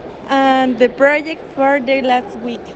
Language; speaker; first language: English; non-native, learner; Spanish